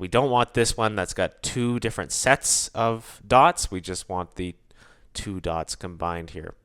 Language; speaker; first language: English; native; English